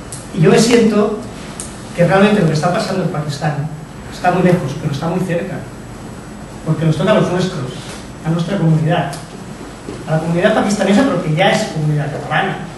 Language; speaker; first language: Spanish; native; Spanish